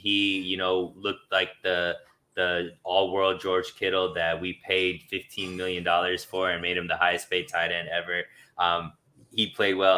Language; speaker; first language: English; native; English